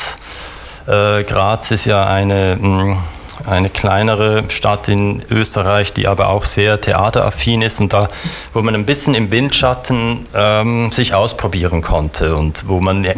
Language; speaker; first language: German; native; German